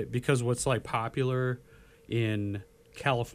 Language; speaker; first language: English; native; English